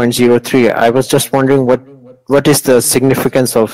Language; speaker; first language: English; non-native, local second language; Urdu